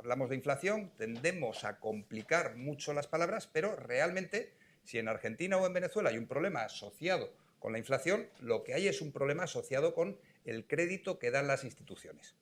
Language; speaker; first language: Spanish; native; Spanish